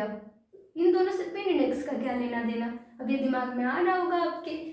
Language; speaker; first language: Hindi; native; Hindi